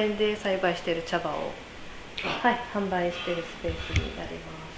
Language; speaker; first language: Japanese; native; Japanese